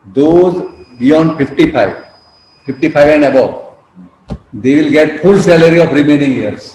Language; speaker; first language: English; non-native, local second language; Gujarati